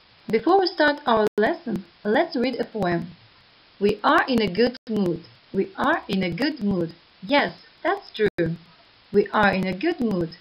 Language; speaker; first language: English; non-native, fluent; Ukrainian